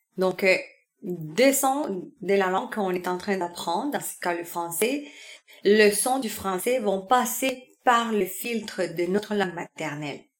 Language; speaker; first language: French; non-native, fluent; Spanish